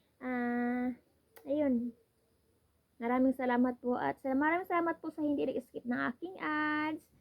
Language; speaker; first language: Filipino; non-native, local second language; Cebuano